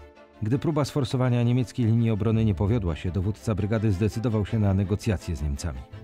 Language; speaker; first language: Polish; native; Polish